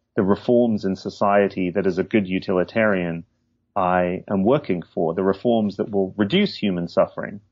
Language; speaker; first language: English; native; English